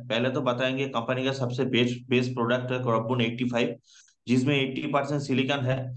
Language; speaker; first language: Hindi; non-native, local second language; Bangla